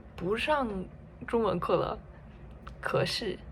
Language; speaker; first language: Chinese; non-native, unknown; English